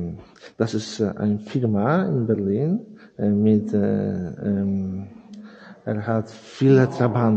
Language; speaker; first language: German; non-native, learner; Polish